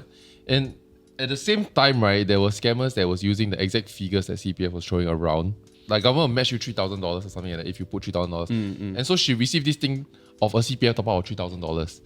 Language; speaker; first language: English; native; English